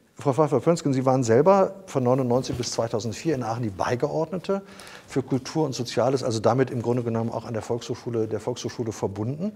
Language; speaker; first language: German; native; German